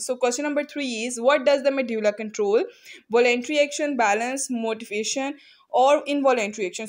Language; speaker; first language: English; non-native, local second language; Urdu